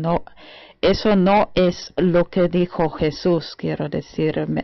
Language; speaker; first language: Spanish; non-native, fluent; German